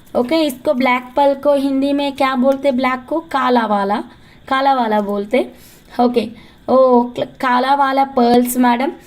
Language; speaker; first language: Hindi; non-native, local second language; Telugu